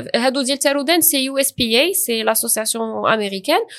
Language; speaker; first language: Arabic; native; Arabic